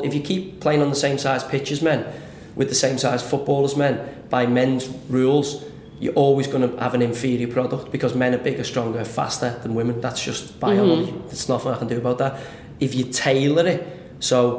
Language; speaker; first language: English; native; English